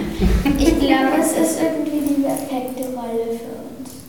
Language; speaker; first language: German; early bilingual, heritage; English